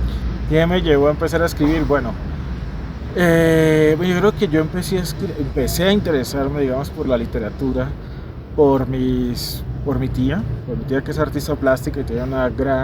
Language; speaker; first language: Spanish; native; Spanish